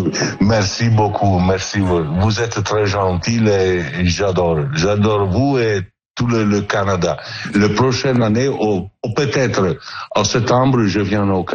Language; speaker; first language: French; non-native, learner; Italian